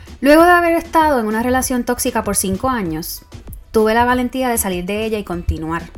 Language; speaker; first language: Spanish; native; Spanish